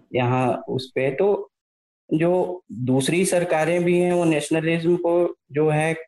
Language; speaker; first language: Hindi; native; Hindi